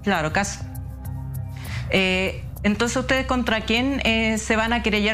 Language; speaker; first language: Spanish; native; Spanish